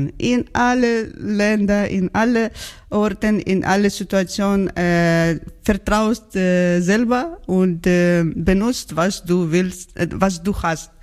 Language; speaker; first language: German; non-native, learner; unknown